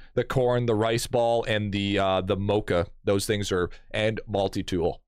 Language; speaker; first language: English; native; English